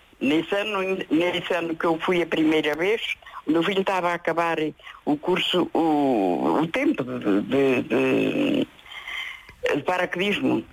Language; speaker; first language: Portuguese; native; Portuguese